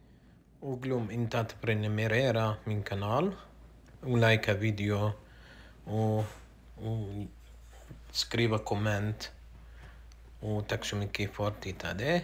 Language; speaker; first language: Swedish; non-native, learner; Arabic